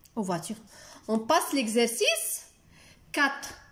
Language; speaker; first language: French; non-native, local second language; Arabic